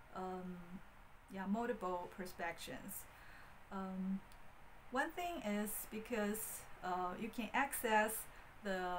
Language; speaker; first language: English; non-native, fluent; Chinese